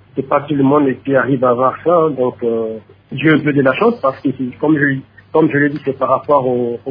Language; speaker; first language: French; non-native, local second language; Lingala